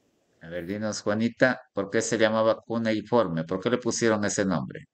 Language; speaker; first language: Spanish; native; Spanish